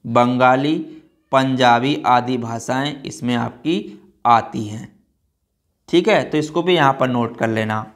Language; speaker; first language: Hindi; native; Hindi